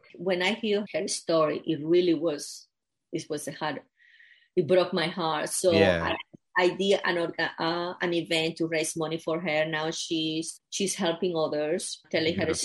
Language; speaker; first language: English; non-native, fluent; Spanish